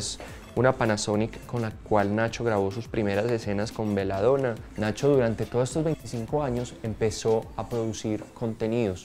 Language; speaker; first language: Spanish; native; Spanish